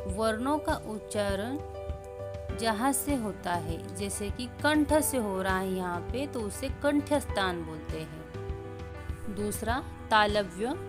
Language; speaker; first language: Hindi; non-native, local second language; Marathi